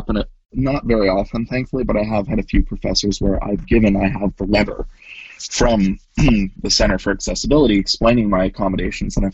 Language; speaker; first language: English; native; English